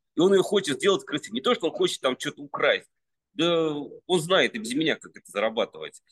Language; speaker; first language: Russian; native; Russian